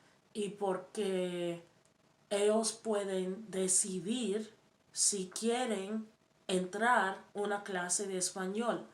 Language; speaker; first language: Spanish; non-native, learner; English